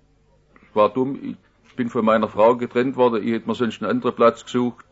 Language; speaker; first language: German; native; German